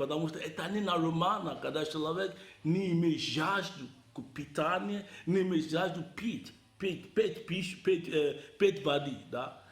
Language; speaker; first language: Russian; non-native, learner; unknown